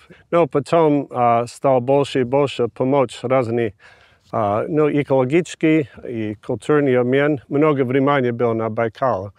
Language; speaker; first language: Russian; non-native, fluent; English